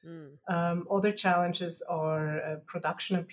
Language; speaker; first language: English; non-native, fluent; German